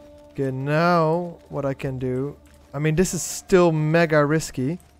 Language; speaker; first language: English; non-native, fluent; Dutch